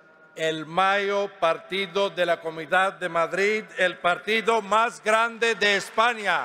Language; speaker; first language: Spanish; non-native, fluent; Greek